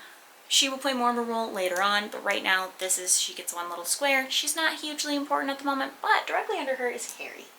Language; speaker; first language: English; native; English